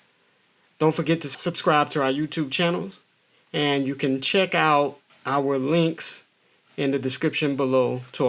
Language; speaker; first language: English; native; English